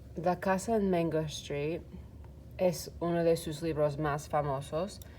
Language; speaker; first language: Spanish; non-native, fluent; English